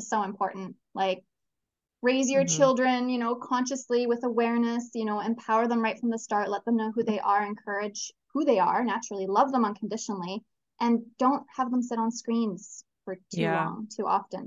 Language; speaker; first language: English; native; English